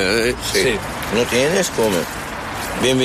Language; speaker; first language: Spanish; non-native, learner; Arabic